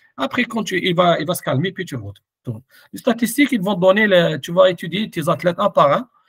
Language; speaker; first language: French; non-native, local second language; Arabic